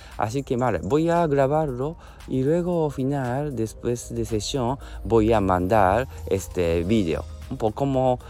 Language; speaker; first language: Spanish; non-native, learner; Japanese